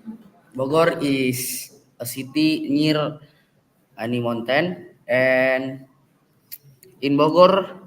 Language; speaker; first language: English; non-native, learner; Indonesian